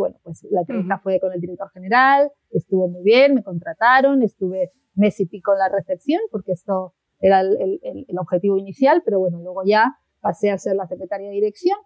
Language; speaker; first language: Spanish; native; Spanish